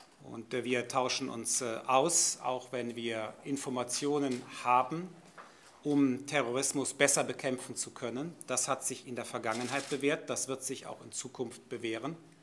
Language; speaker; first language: German; native; German